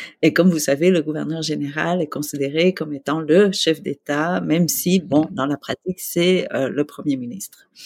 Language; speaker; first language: French; early bilingual, other home language; Vietnamese